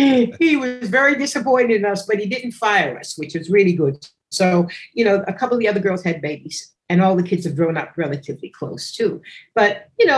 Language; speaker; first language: English; native; English